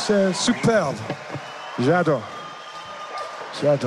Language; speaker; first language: French; non-native, learner; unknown